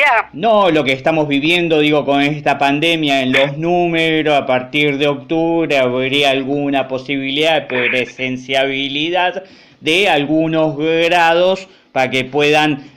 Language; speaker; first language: Spanish; native; Spanish